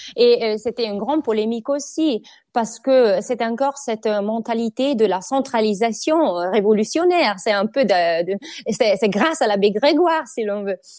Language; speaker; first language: French; non-native, fluent; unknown